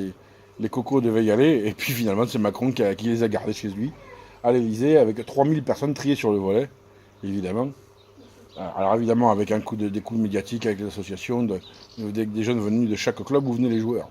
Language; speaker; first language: French; native; French